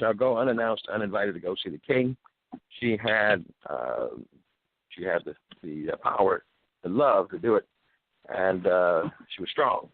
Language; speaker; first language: English; native; English